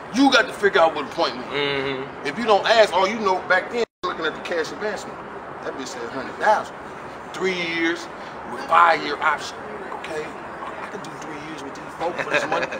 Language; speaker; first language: English; native; English